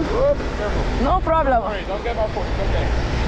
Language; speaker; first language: English; non-native, learner; Lithuanian